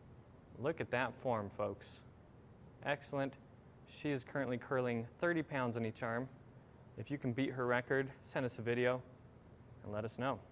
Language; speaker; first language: English; native; English